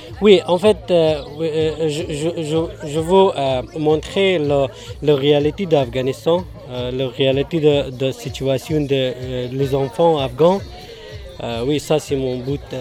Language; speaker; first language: French; non-native, learner; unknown